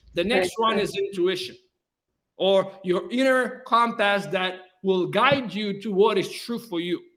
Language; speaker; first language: English; non-native, fluent; Bulgarian